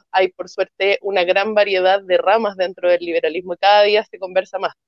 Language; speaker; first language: Spanish; native; Spanish